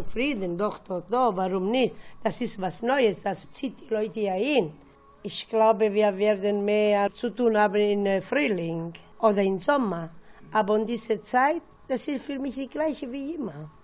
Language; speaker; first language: German; non-native, learner; Italian